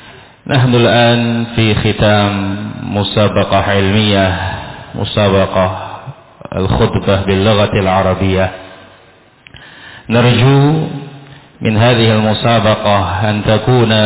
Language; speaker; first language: Arabic; non-native, fluent; Indonesian